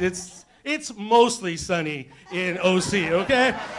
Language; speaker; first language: English; native; English